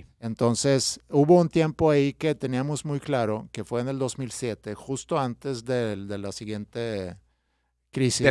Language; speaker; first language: Spanish; non-native, fluent; Swedish